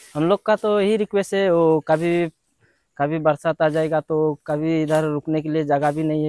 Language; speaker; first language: Hindi; non-native, local second language; Assamese